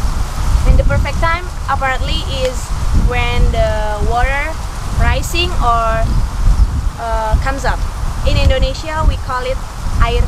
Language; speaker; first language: English; non-native, local second language; Indonesian